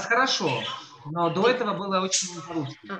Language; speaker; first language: Russian; native; Russian